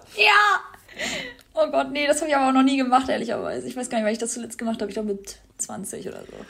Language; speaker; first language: German; early bilingual, other home language; Albanian